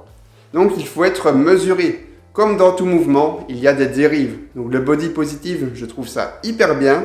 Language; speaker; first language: French; native; French